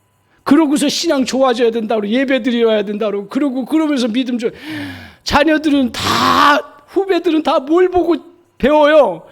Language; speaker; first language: Korean; native; Korean